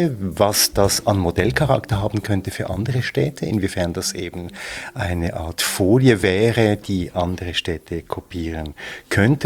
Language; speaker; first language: German; native; German